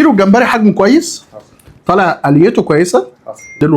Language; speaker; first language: Arabic; native; Arabic